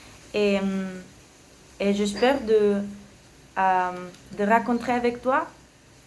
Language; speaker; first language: French; non-native, learner; Spanish